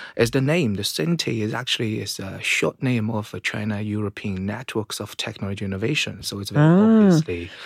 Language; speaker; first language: English; non-native, fluent; Chinese